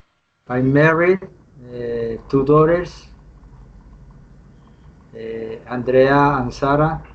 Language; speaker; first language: English; non-native, learner; Spanish